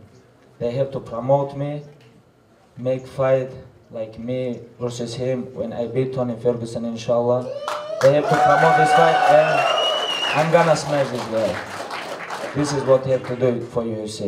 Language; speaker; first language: English; non-native, learner; Russian